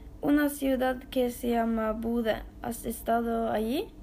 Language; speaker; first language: Spanish; non-native, learner; Norwegian